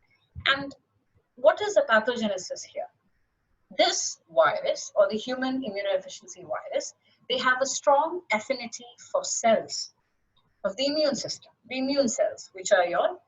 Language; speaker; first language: English; non-native, local second language; Malayalam